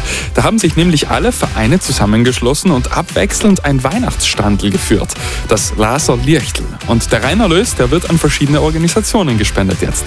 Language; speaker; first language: German; native; German